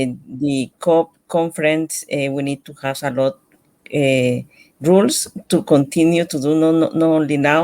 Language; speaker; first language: English; non-native, learner; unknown